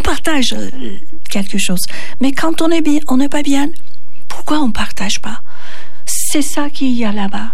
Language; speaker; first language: French; non-native, learner; Turkish